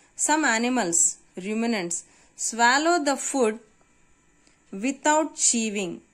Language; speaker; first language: English; non-native, local second language; Telugu